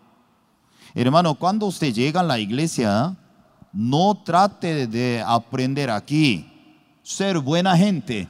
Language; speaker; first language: Spanish; non-native, learner; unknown